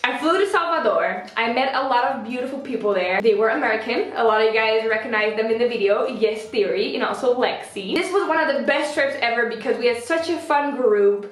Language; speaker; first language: English; non-native, fluent; Dutch